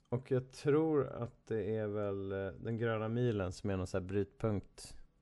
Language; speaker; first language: Swedish; native; Swedish